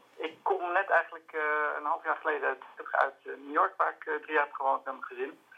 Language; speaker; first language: Dutch; native; Dutch